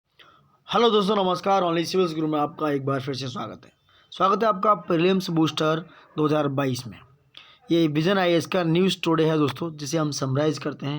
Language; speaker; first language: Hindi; native; Hindi